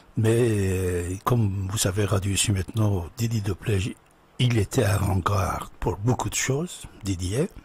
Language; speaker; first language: French; non-native, fluent; Persian